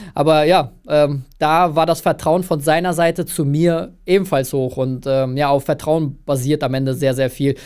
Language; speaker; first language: German; early bilingual, other home language; Russian